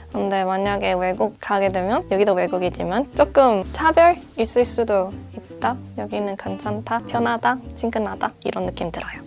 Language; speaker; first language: Korean; non-native, fluent; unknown